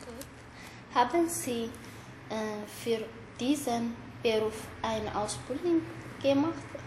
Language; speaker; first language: German; non-native, learner; Tigrinya